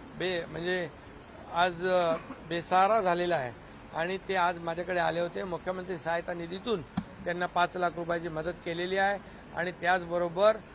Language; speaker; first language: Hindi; non-native, local second language; Marathi